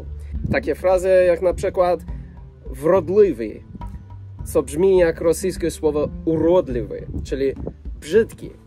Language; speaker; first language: Polish; non-native, fluent; English